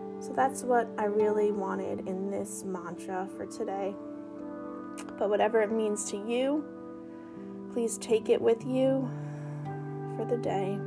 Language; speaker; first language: English; native; English